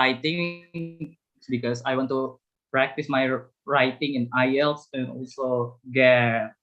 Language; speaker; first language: English; non-native, fluent; Indonesian